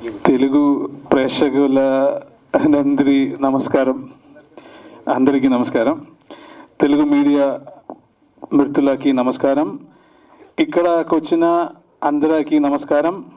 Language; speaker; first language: Telugu; non-native, learner; Malayalam